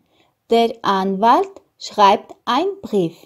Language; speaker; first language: German; non-native, fluent; Armenian